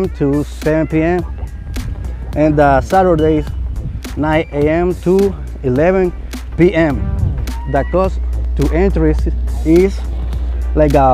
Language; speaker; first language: English; non-native, learner; Spanish